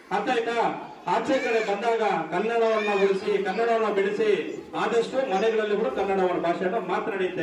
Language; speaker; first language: Kannada; non-native, local second language; Urdu